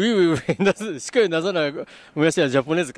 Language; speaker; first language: Lingala; non-native, fluent; Japanese